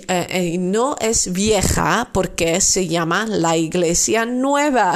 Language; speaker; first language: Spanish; non-native, fluent; Dutch